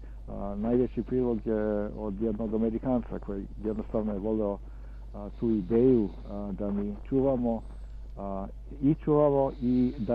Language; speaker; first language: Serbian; early bilingual, heritage; Serbian